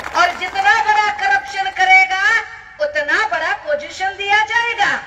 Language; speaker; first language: Hindi; non-native, local second language; Marathi